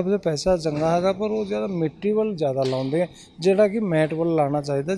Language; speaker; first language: Punjabi; non-native, local second language; Hindi